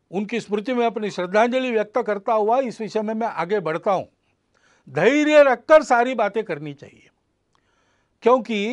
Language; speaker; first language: Hindi; non-native, local second language; Marathi